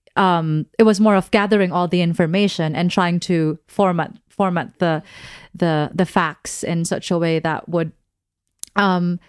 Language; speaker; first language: English; non-native, local second language; Filipino